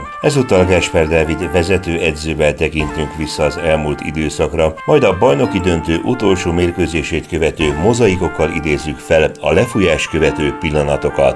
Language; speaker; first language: Hungarian; native; Hungarian